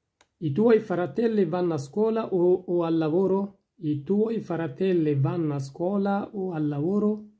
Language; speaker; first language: Italian; non-native, fluent; Persian